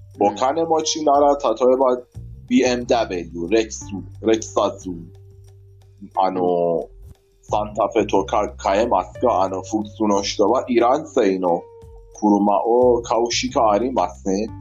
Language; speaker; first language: Japanese; non-native, learner; Persian